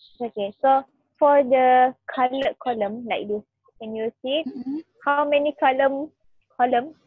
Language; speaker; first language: English; non-native, learner; Malay